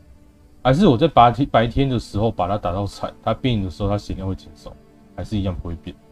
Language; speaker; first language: Chinese; native; Chinese